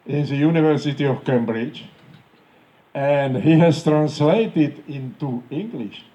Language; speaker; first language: English; non-native, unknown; Slovak